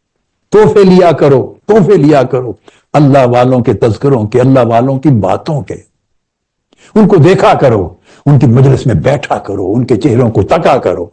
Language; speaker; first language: Urdu; native; Urdu